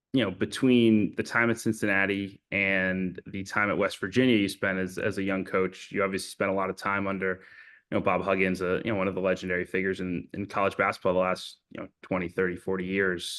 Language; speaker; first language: English; native; English